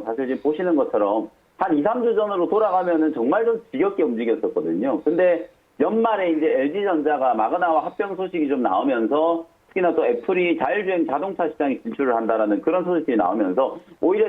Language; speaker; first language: Korean; native; Korean